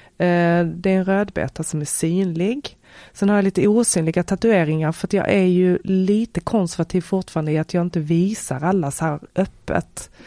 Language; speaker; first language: Swedish; native; Swedish